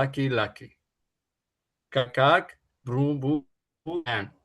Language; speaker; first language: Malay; non-native, learner; Arabic